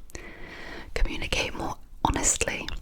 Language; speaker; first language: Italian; non-native, fluent; English